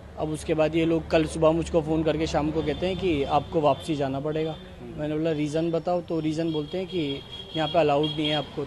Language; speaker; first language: Hindi; native; Hindi